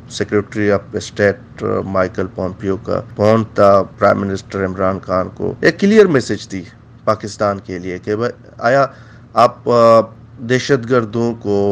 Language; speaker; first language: Urdu; non-native, local second language; Baluchi